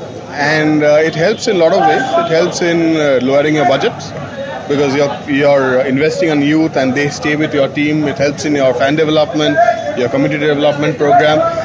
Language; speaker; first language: English; non-native, local second language; Bangla